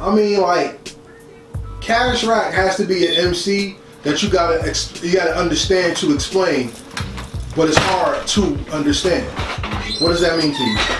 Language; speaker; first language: English; native; English